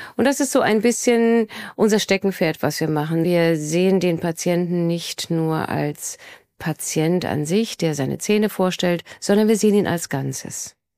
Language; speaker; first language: German; native; German